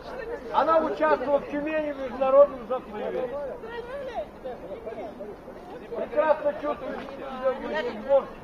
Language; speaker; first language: Russian; native; Russian